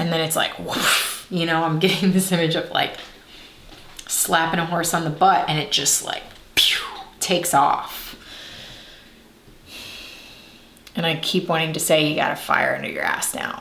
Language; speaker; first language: English; native; English